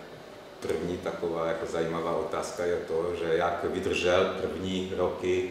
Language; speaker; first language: Czech; non-native, fluent; Hungarian